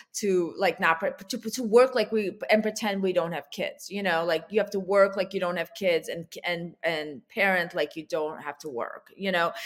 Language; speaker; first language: English; early bilingual, other home language; Russian